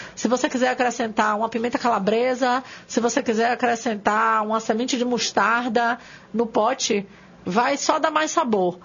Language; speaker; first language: Portuguese; native; Portuguese